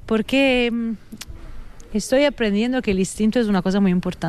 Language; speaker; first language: Spanish; non-native, fluent; Italian